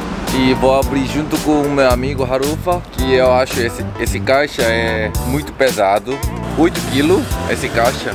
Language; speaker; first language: Portuguese; non-native, learner; Korean